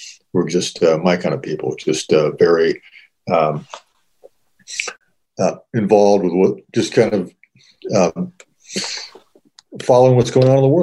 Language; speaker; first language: English; native; English